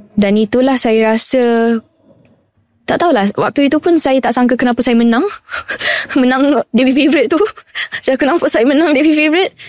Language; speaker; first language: Malay; non-native, local second language; English